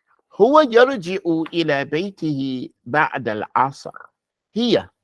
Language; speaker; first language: Arabic; non-native, fluent; English